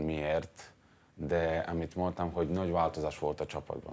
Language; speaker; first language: Hungarian; non-native, learner; Serbian